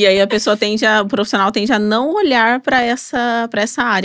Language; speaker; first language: Portuguese; native; Portuguese